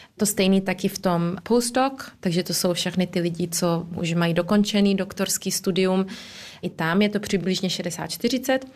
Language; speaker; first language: Czech; early bilingual, heritage; Czech